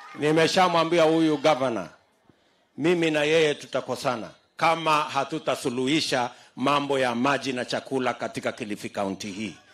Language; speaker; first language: Swahili; non-native, local second language; Kalenjin